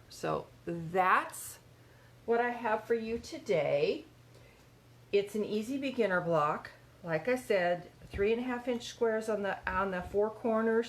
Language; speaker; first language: English; native; English